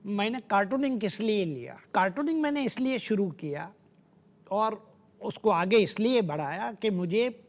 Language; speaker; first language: Hindi; non-native, local second language; Gujarati